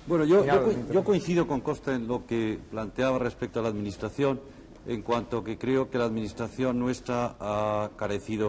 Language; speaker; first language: Spanish; native; Spanish